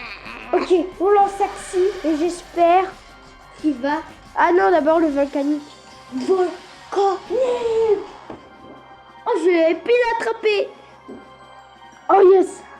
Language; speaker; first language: French; native; French